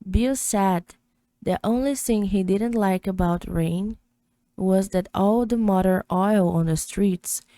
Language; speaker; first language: English; non-native, fluent; Portuguese